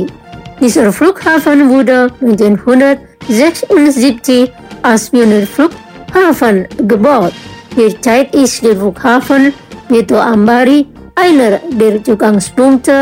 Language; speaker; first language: German; non-native, learner; Indonesian